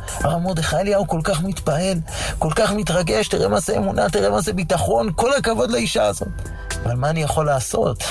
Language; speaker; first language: Hebrew; native; Hebrew